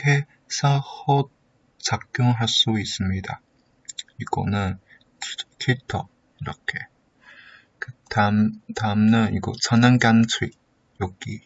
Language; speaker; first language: Korean; non-native, learner; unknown